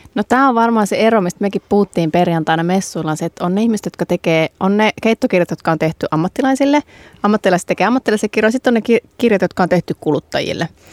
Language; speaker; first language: Finnish; non-native, fluent; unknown